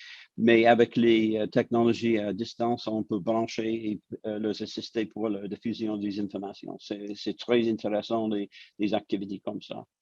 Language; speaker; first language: French; non-native, local second language; English